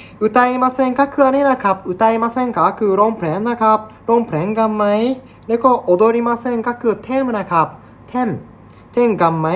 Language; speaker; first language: Thai; non-native, learner; Japanese